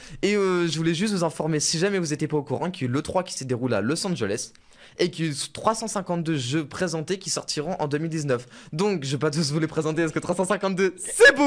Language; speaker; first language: French; native; French